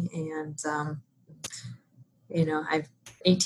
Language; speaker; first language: English; native; English